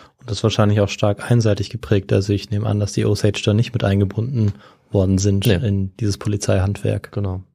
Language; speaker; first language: German; native; German